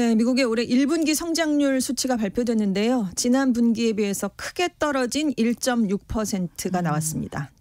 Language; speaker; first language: Korean; native; Korean